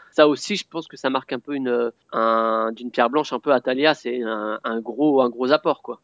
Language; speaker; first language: French; native; French